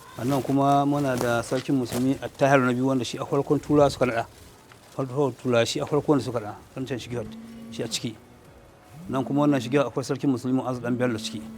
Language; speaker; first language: Hausa; native; Hausa